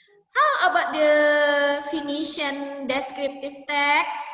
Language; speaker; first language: English; non-native, learner; Indonesian